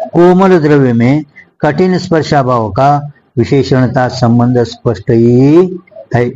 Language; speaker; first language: Hindi; non-native, local second language; Kannada